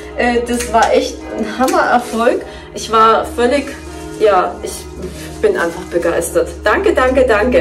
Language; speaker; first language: German; native; German